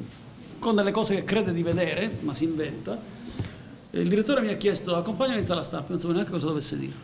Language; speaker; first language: Italian; native; Italian